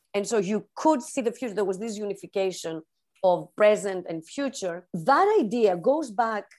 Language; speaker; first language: English; non-native, fluent; Greek